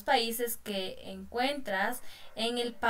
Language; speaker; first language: Spanish; non-native, fluent; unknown